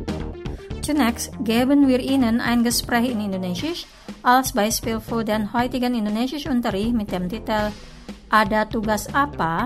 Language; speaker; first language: German; non-native, fluent; Indonesian